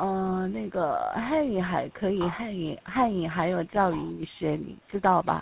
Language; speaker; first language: Chinese; non-native, fluent; Korean